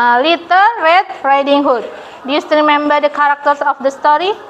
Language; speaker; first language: English; non-native, fluent; Indonesian